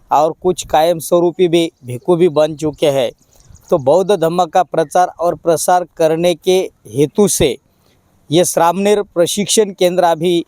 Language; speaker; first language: Hindi; non-native, local second language; Marathi